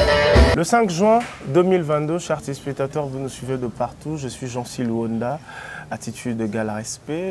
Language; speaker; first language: French; non-native, local second language; Lingala